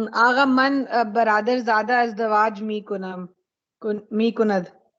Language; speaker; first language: Persian; non-native, learner; Urdu